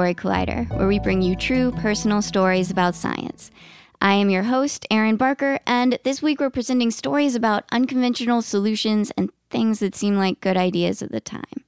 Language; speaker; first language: English; native; English